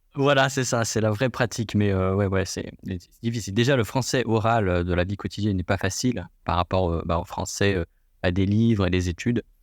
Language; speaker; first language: French; native; French